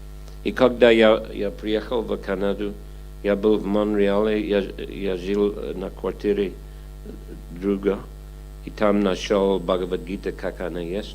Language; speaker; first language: Russian; non-native, fluent; English